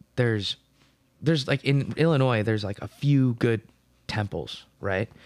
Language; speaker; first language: English; native; English